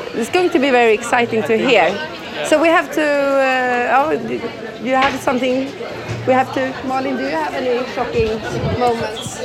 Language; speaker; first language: English; non-native, fluent; Swedish